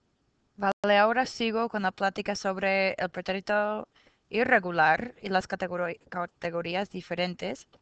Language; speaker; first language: Spanish; non-native, fluent; English